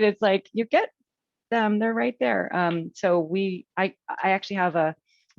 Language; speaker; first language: English; native; English